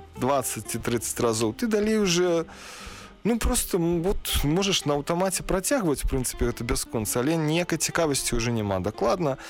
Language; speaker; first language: Belarusian; non-native, local second language; Russian